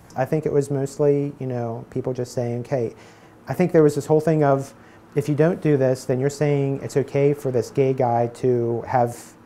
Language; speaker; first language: English; native; English